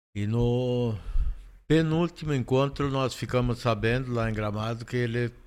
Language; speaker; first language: Portuguese; native; Portuguese